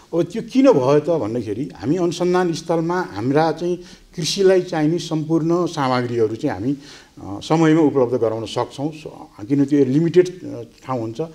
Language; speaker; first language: Nepali; native; Nepali